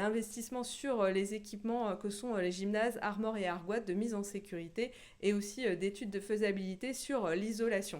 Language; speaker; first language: French; native; French